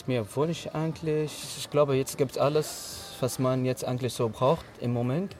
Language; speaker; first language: German; non-native, learner; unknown